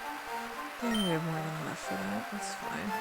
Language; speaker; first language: English; native; English